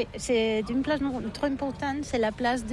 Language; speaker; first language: French; non-native, learner; Catalan